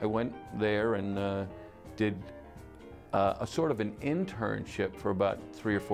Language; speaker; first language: English; native; English